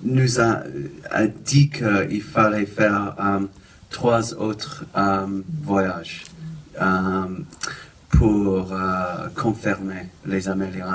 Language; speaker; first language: French; non-native, fluent; English